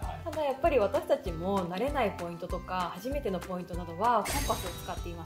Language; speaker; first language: Japanese; native; Japanese